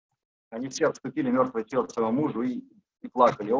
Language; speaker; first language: Russian; native; Russian